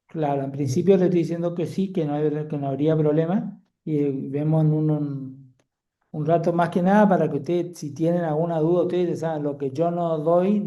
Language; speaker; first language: Spanish; native; Spanish